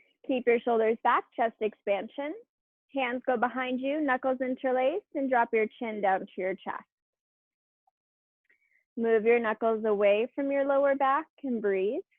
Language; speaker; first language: English; native; English